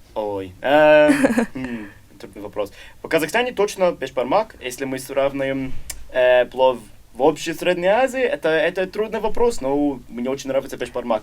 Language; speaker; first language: Russian; non-native, learner; English